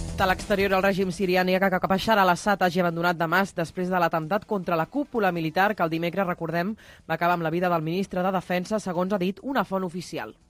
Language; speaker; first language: Catalan; native; Catalan